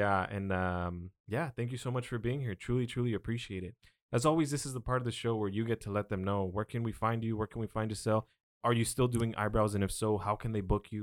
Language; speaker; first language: English; early bilingual, other home language; Spanish